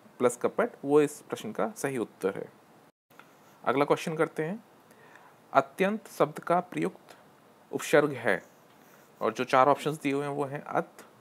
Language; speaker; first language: Hindi; native; Hindi